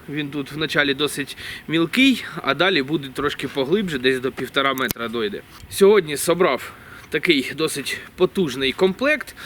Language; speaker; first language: Ukrainian; native; Ukrainian